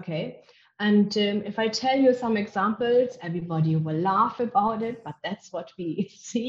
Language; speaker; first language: English; non-native, fluent; German